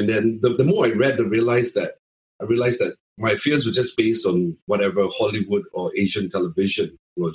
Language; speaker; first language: English; native; English